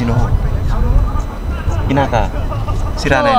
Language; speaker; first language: Japanese; non-native, learner; Indonesian